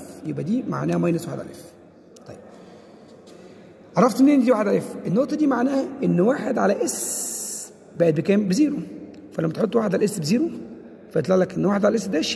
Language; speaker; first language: Arabic; native; Arabic